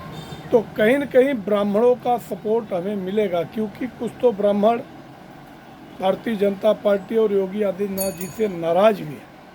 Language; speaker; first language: Hindi; native; Hindi